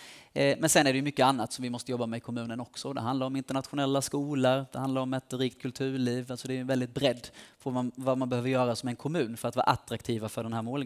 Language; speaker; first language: Swedish; native; Swedish